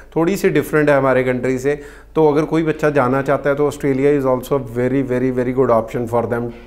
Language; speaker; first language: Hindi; non-native, local second language; Punjabi